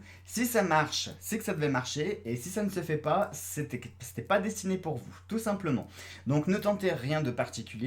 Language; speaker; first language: French; native; French